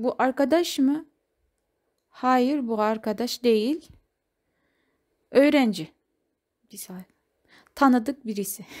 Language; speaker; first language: Turkish; non-native, fluent; Kazakh